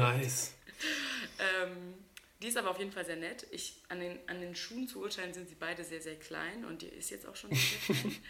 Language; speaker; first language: German; native; German